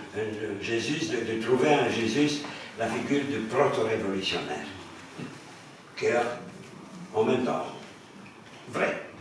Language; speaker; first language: French; non-native, fluent; Romanian